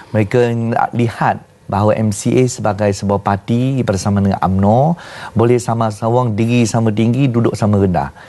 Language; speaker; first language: Malay; non-native, local second language; Chinese